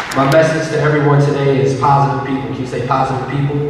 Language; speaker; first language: English; native; English